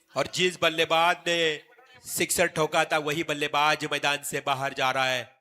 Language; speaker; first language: Hindi; non-native, local second language; Marathi